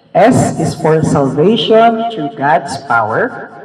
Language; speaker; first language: English; non-native, local second language; Filipino